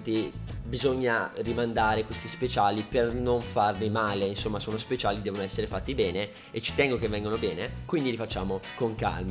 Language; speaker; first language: Italian; native; Italian